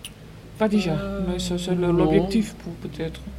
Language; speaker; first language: French; non-native, learner; Dutch